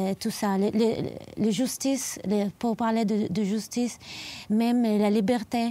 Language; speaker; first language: French; non-native, learner; Arabic